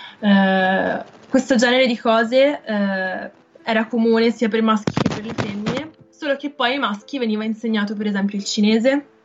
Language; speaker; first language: Italian; native; Italian